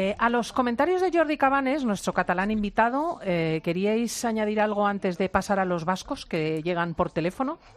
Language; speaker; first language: Spanish; native; Spanish